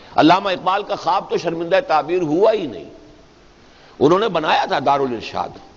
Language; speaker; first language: Urdu; native; Urdu